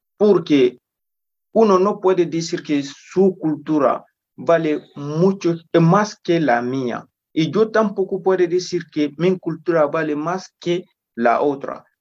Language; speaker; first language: Spanish; non-native, fluent; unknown